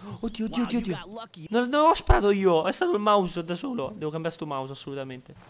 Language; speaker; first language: Italian; native; Italian